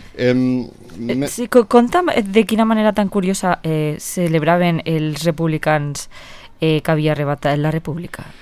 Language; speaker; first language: Catalan; native; Catalan